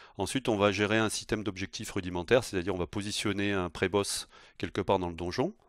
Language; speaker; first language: French; native; French